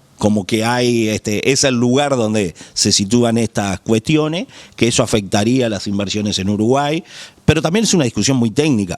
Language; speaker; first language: Spanish; native; Spanish